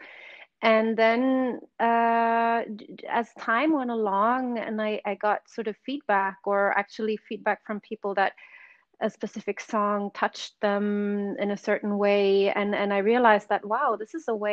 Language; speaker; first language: English; non-native, fluent; Swedish